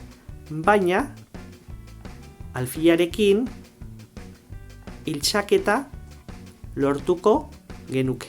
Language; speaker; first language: Basque; non-native, local second language; Spanish